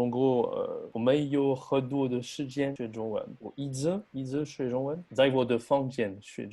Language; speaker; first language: Chinese; non-native, learner; French